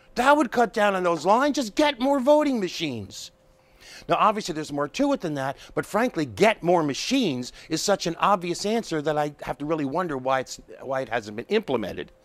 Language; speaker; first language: English; native; English